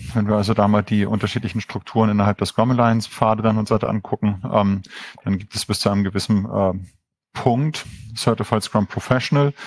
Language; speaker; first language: German; native; German